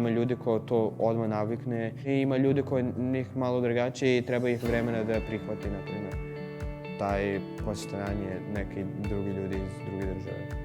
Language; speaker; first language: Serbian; non-native, learner; Arabic